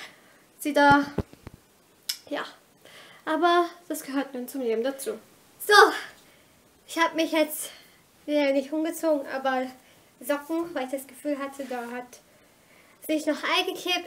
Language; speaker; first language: German; native; German